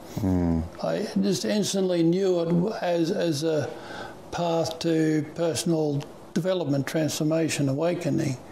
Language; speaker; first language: English; native; English